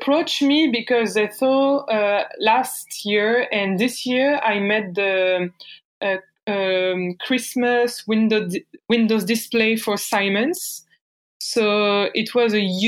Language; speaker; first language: English; non-native, fluent; French